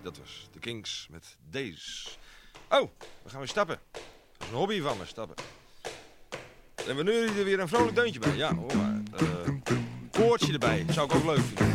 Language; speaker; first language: Dutch; native; Dutch